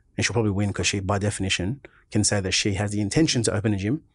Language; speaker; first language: English; native; English